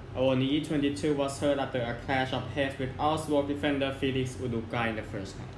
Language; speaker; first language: English; non-native, fluent; Thai